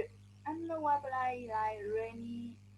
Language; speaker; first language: English; non-native, learner; Vietnamese